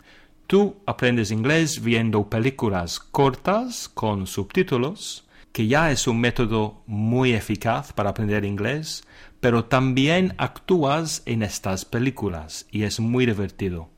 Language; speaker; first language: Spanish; non-native, fluent; English